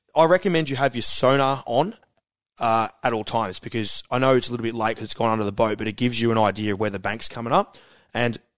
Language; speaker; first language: English; native; English